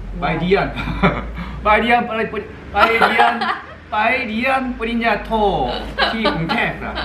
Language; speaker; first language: Thai; non-native, learner; Korean